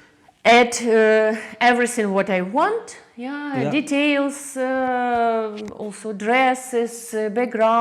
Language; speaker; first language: English; non-native, learner; Russian